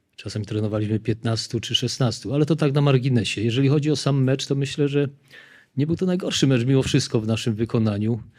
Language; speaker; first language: Polish; native; Polish